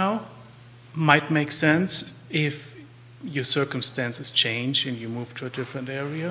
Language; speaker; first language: English; non-native, fluent; German